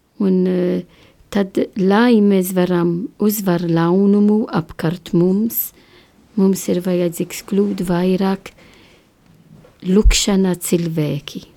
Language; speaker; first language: Latvian; non-native, learner; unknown